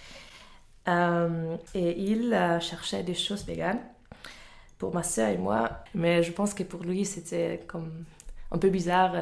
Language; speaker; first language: French; non-native, fluent; German